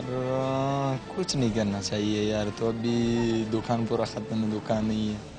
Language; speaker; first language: Hindi; non-native, local second language; Pashto